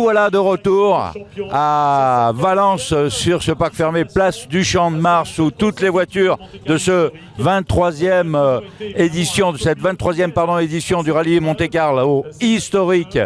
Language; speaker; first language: French; native; French